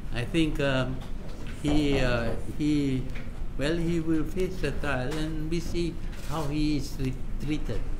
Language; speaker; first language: English; non-native, local second language; Malay